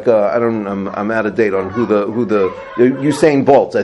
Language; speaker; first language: English; native; English